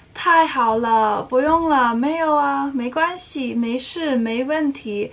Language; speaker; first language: Chinese; non-native, fluent; English